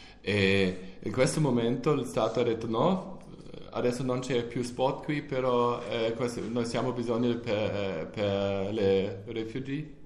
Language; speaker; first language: Italian; non-native, learner; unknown